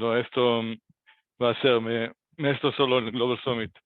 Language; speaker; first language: Spanish; non-native, learner; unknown